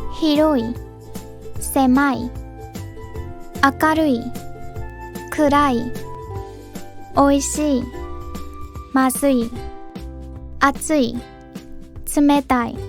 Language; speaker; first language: Japanese; non-native, fluent; Burmese